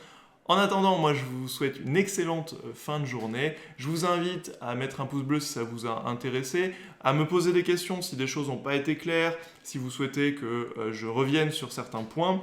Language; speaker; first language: French; native; French